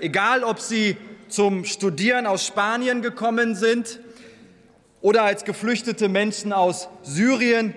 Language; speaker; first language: German; early bilingual, other home language; Turkish